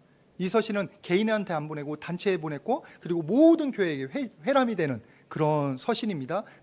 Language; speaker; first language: Korean; native; Korean